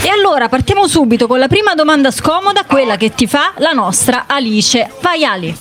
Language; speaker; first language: Italian; native; Italian